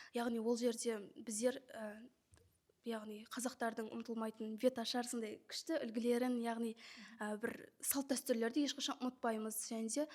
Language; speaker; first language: Kazakh; native; Kazakh